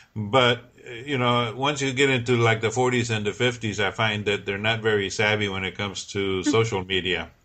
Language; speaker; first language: English; native; English